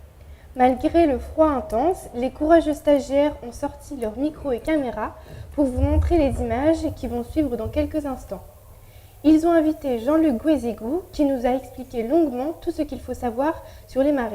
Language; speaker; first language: French; native; French